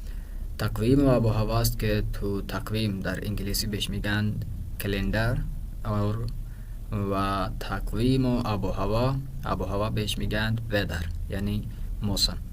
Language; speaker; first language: Persian; non-native, fluent; Urdu